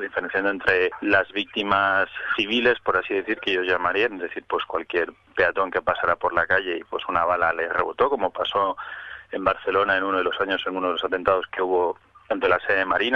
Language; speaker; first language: Spanish; native; Spanish